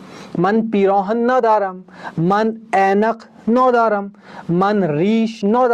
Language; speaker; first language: Persian; non-native, fluent; Urdu